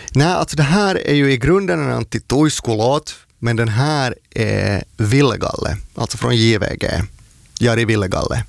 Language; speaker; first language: Swedish; native; Swedish